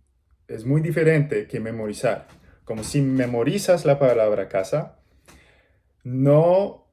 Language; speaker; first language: Spanish; non-native, learner; English